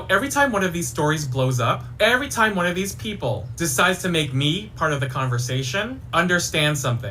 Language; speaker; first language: English; native; English